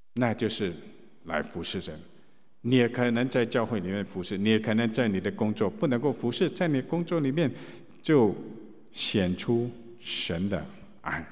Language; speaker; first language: Chinese; native; Chinese